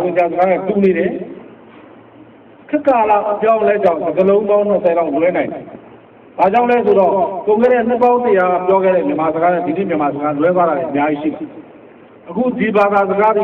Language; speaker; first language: Burmese; non-native, local second language; Rohingya